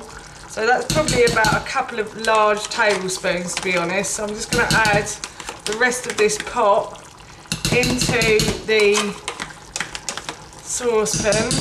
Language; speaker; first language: English; native; English